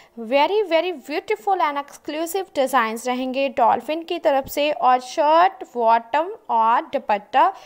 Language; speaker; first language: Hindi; non-native, local second language; Punjabi